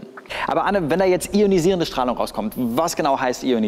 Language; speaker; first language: German; native; German